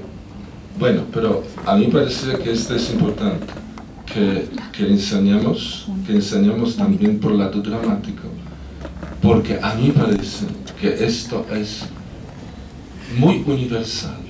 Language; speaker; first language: Spanish; non-native, fluent; Polish